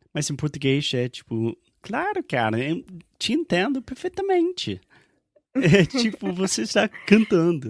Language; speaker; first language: Portuguese; non-native, fluent; English